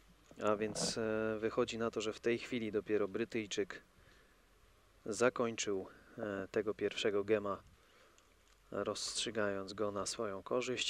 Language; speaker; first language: Polish; native; Polish